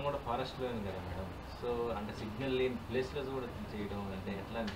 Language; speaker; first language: Telugu; native; Telugu